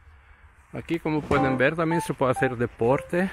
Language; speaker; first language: Spanish; non-native, fluent; Portuguese